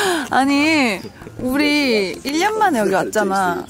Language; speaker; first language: Korean; native; Korean